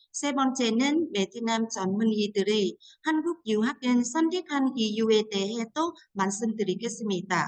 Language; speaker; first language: Korean; non-native, fluent; Vietnamese